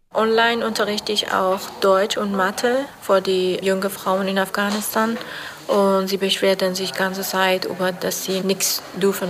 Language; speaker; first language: German; non-native, learner; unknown